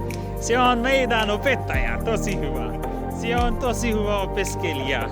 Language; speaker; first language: Finnish; non-native, learner; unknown